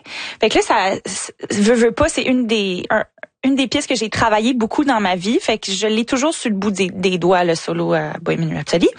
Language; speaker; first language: French; native; French